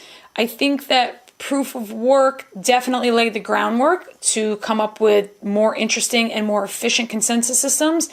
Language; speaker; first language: English; native; English